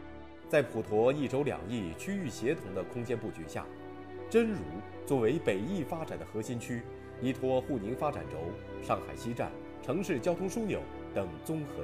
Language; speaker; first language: Chinese; native; Chinese